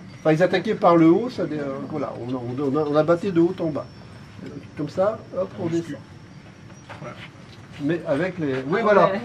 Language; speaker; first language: French; native; French